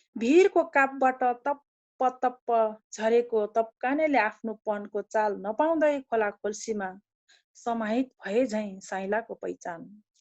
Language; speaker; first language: Nepali; non-native, local second language; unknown